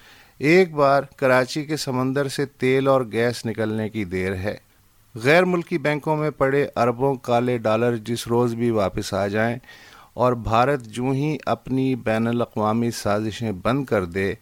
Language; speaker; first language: Urdu; native; Urdu